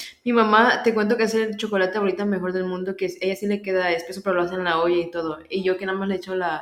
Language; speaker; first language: Spanish; early bilingual, heritage; Spanish